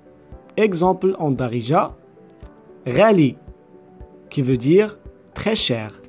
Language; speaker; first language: French; non-native, local second language; Arabic